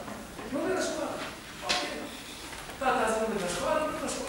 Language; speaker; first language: Romanian; non-native, learner; Hebrew